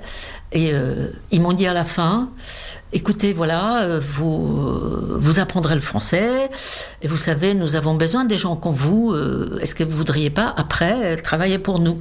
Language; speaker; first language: French; non-native, fluent; Czech